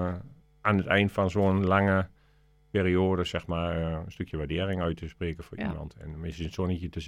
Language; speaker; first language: Dutch; native; Dutch